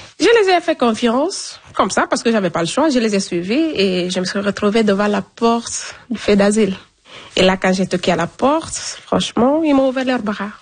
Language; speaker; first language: French; non-native, local second language; Fula